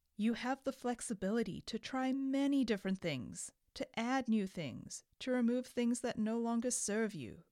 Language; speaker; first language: English; native; English